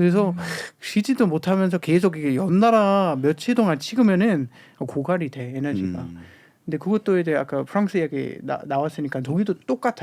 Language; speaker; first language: Korean; non-native, fluent; German